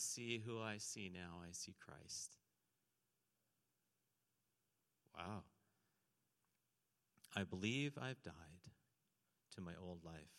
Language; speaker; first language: English; native; English